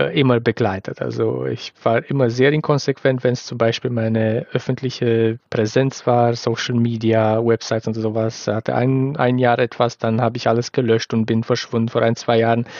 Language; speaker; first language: German; non-native, fluent; Romanian